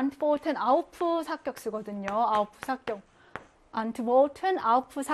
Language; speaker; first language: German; non-native, fluent; Korean